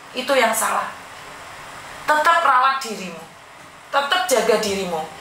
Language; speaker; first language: Indonesian; non-native, local second language; Javanese